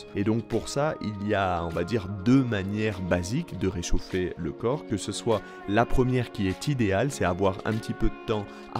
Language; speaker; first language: French; native; French